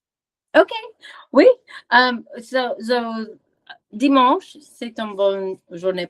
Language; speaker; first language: French; non-native, learner; English